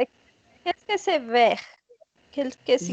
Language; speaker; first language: French; non-native, learner; Portuguese